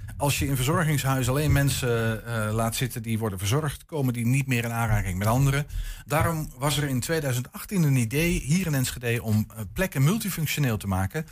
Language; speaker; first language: Dutch; native; Dutch